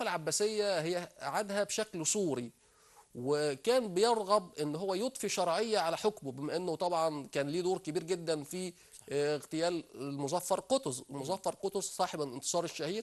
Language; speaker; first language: Arabic; native; Arabic